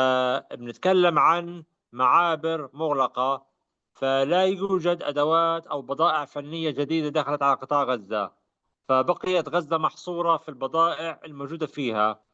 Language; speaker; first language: Arabic; native; Arabic